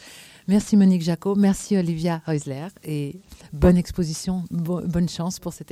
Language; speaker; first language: French; native; French